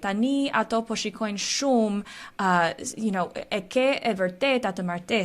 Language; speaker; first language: Albanian; early bilingual, heritage; Albanian